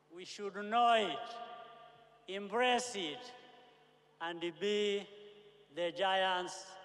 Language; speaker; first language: English; non-native, local second language; Kinyarwanda